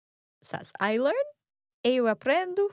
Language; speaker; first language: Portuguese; non-native, learner; English